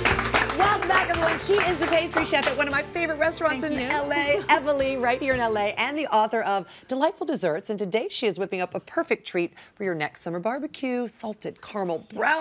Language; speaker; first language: English; native; English